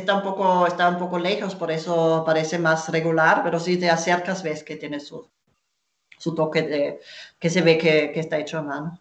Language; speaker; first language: Spanish; non-native, fluent; German